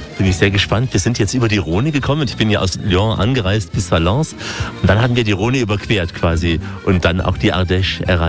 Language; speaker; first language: German; native; German